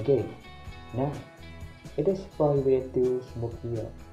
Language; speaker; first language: English; non-native, fluent; Indonesian